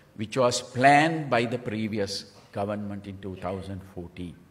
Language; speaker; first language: English; non-native, local second language; Sinhala